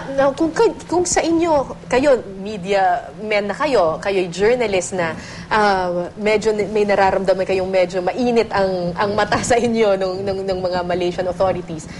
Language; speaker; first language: Filipino; native; Filipino